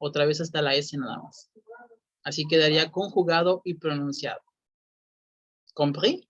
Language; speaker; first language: Spanish; native; Spanish